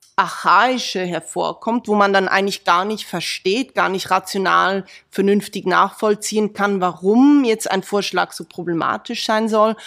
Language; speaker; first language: German; native; German